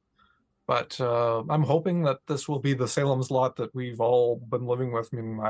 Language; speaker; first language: English; native; English